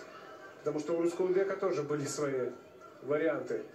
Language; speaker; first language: Russian; native; Russian